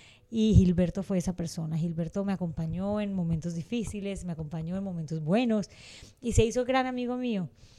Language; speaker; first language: Spanish; native; Spanish